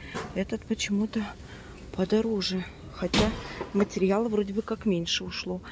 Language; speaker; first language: Russian; native; Russian